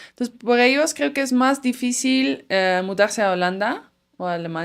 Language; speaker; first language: Spanish; non-native, fluent; Dutch